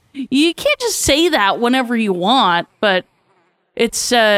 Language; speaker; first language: English; native; English